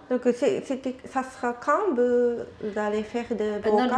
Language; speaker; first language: French; non-native, learner; Japanese